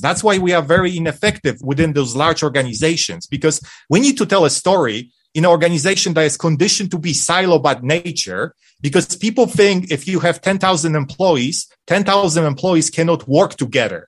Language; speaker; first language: English; non-native, fluent; Polish